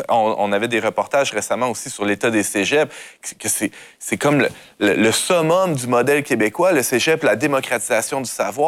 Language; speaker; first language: French; native; French